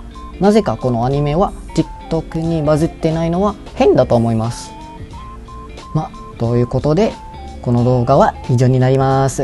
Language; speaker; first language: Japanese; non-native, fluent; Malay